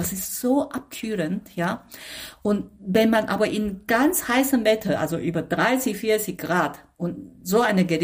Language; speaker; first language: German; non-native, fluent; Chinese